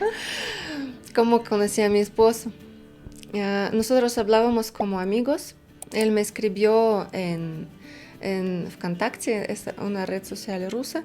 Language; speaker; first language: Spanish; non-native, fluent; Russian